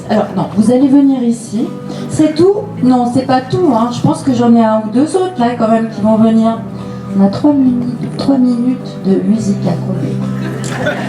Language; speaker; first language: French; native; French